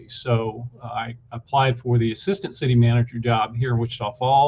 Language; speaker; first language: English; native; English